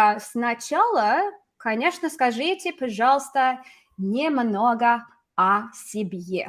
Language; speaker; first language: Russian; non-native, fluent; English